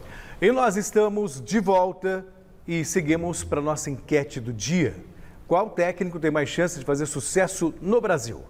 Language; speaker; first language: Portuguese; native; Portuguese